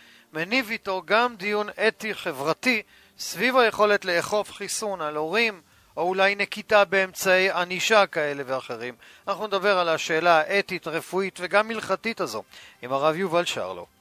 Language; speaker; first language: Hebrew; native; Hebrew